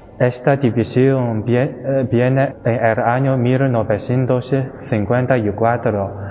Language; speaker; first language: Spanish; non-native, fluent; Chinese